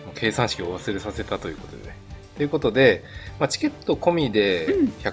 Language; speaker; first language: Japanese; native; Japanese